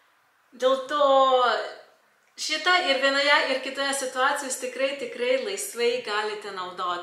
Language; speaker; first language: Lithuanian; non-native, local second language; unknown